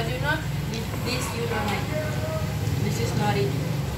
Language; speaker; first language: English; non-native, learner; Indonesian